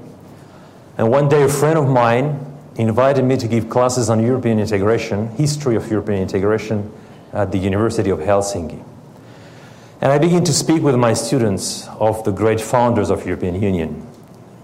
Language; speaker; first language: English; non-native, fluent; French